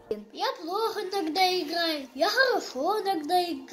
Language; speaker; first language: Russian; early bilingual, heritage; Russian